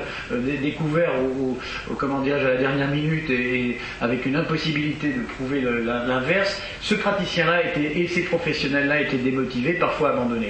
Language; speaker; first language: French; native; French